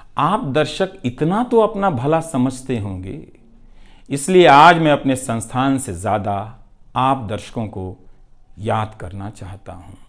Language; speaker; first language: Hindi; non-native, local second language; Bhojpuri